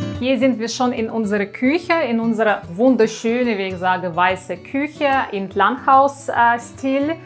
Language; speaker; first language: German; non-native, fluent; Russian